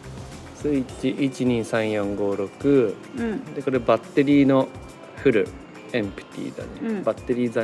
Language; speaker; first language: Japanese; native; Japanese